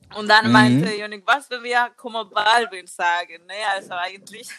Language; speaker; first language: German; non-native, learner; Spanish